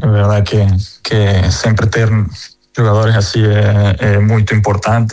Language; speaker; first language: Portuguese; non-native, fluent; Spanish